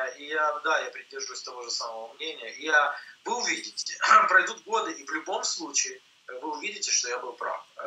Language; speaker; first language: Russian; native; Russian